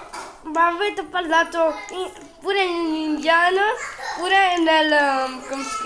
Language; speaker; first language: Italian; early bilingual, other home language; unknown